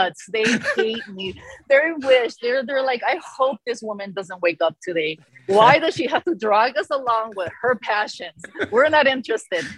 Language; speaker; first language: English; non-native, fluent; Spanish